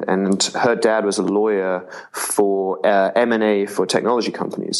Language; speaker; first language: English; native; English